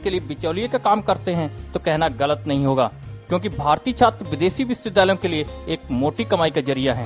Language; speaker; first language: Hindi; native; Hindi